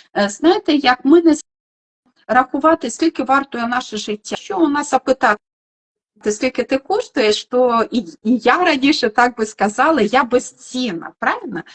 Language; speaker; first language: Ukrainian; non-native, local second language; Russian